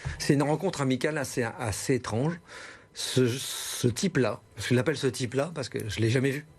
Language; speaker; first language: French; native; French